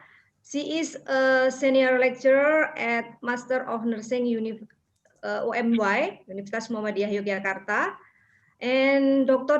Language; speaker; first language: English; non-native, fluent; Indonesian